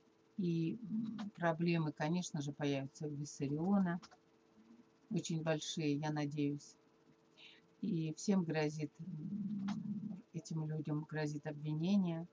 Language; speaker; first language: Russian; native; Russian